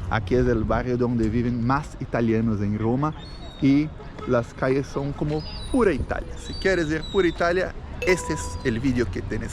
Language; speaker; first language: Spanish; non-native, fluent; Portuguese